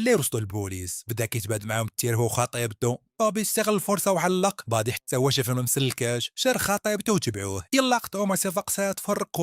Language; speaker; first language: Arabic; native; Arabic